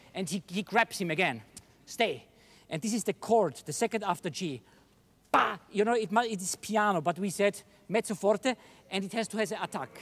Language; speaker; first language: English; non-native, fluent; German